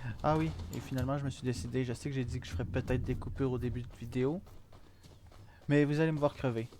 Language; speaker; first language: French; native; French